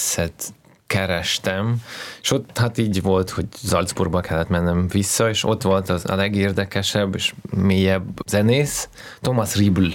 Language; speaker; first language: Hungarian; non-native, learner; Russian